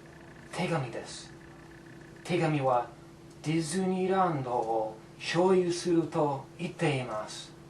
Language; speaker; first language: Japanese; non-native, learner; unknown